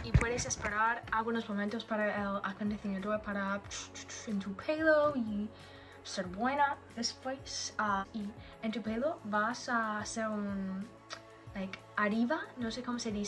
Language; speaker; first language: Spanish; non-native, learner; English